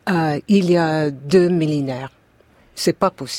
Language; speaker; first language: French; non-native, fluent; English